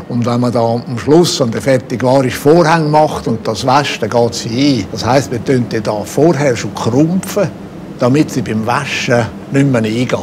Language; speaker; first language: German; native; German